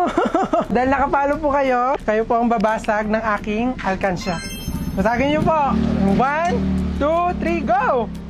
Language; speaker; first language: Filipino; native; Filipino